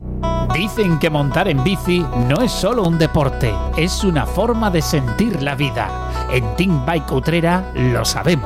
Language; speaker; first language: Spanish; native; Spanish